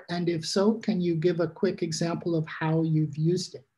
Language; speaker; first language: English; native; English